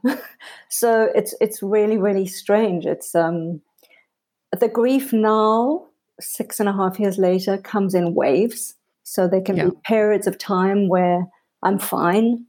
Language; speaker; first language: English; native; English